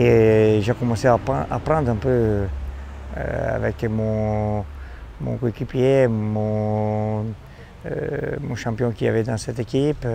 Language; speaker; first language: French; non-native, fluent; Italian